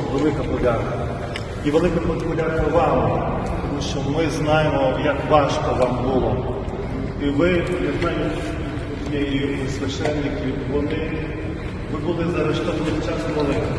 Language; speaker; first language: Ukrainian; non-native, fluent; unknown